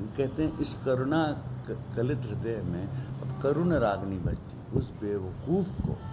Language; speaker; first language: Hindi; native; Hindi